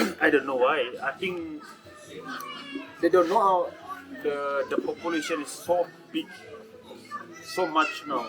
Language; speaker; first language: English; non-native, learner; Indonesian